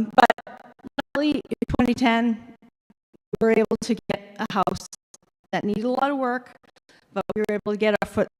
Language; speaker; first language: English; early bilingual, other home language; Finnish